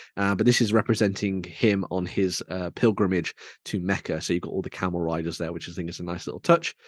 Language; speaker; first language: English; native; English